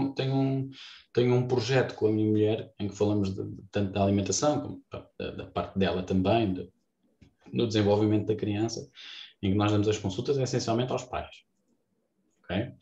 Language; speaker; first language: Portuguese; native; Portuguese